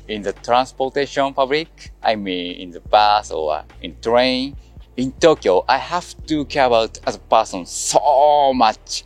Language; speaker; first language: English; non-native, learner; Japanese